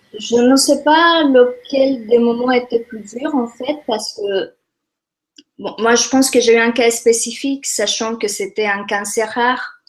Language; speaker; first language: French; non-native, fluent; Spanish